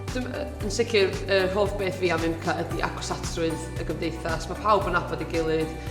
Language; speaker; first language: Welsh; native; Welsh